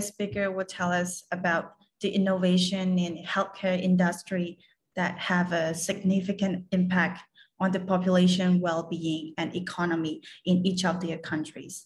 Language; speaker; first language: English; non-native, fluent; Khmer